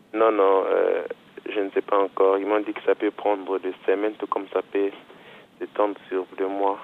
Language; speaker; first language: French; non-native, local second language; Lingala